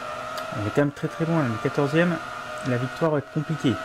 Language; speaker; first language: French; native; French